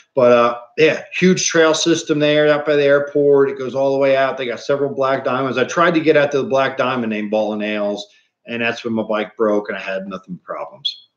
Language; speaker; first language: English; native; English